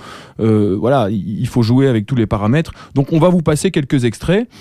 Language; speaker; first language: French; native; French